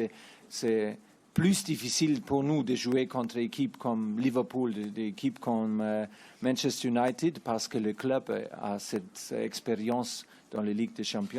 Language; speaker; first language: French; non-native, learner; German